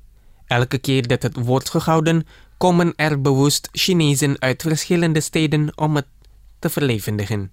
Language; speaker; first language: Dutch; non-native, fluent; Indonesian